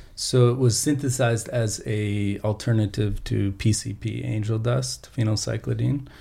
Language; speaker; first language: English; native; English